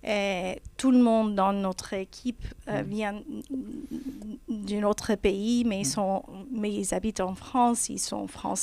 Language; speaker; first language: French; non-native, fluent; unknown